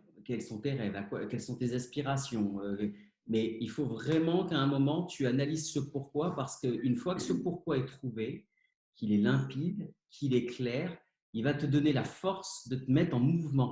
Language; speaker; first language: French; native; French